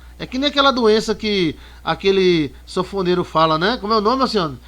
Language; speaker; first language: Portuguese; native; Portuguese